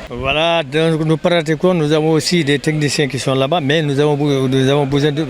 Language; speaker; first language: French; non-native, local second language; Fula